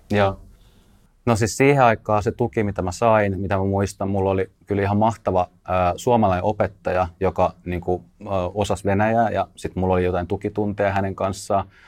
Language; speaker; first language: Finnish; early bilingual, other home language; Russian